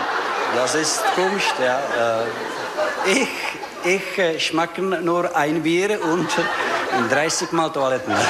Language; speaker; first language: German; non-native, learner; Czech